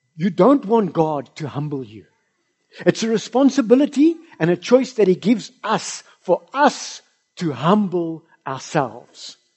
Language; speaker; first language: English; non-native, local second language; Afrikaans